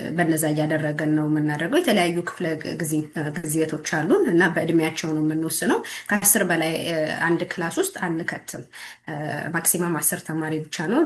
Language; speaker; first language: Amharic; native; Amharic